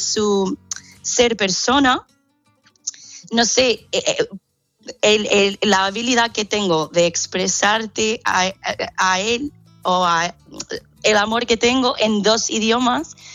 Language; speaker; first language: Spanish; non-native, fluent; English